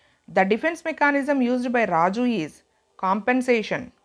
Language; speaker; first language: English; non-native, local second language; Telugu